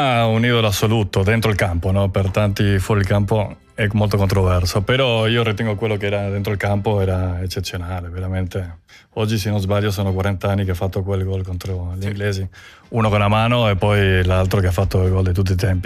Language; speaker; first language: Italian; non-native, fluent; Spanish